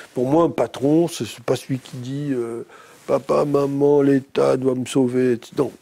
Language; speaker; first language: French; native; French